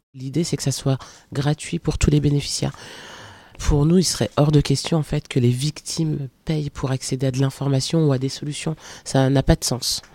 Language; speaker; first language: French; early bilingual, other home language; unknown